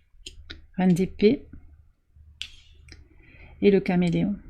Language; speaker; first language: French; native; French